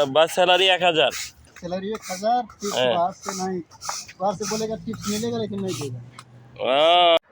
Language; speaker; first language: Hindi; non-native, learner; Bangla